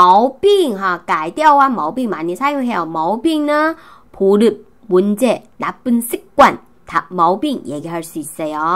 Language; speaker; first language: Korean; non-native, fluent; Chinese